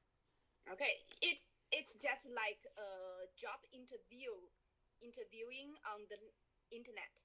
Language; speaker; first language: English; non-native, learner; Chinese